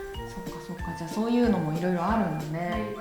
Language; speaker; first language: Japanese; native; Japanese